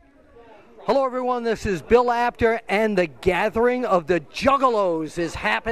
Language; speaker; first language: English; native; English